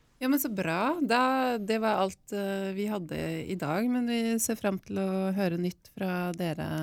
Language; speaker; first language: Norwegian; native; Norwegian